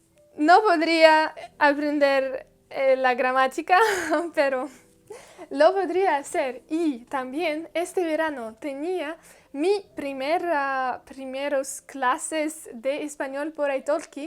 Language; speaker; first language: Spanish; non-native, learner; Russian